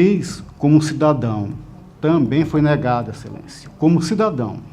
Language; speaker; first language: Portuguese; native; Portuguese